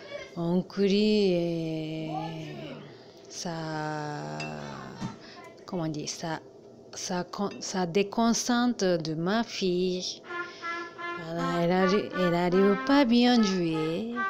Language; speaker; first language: French; non-native, learner; Japanese